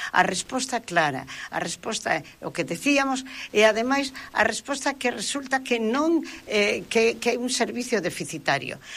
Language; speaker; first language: Galician; native; Galician